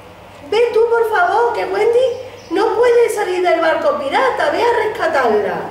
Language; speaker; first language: Spanish; native; Spanish